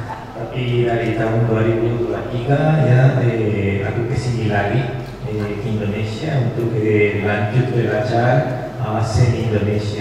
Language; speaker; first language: Indonesian; non-native, fluent; Spanish